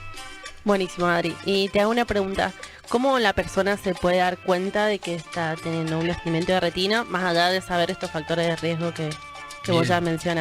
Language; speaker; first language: Spanish; native; Spanish